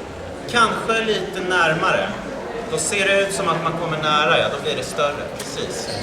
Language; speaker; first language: Swedish; native; Swedish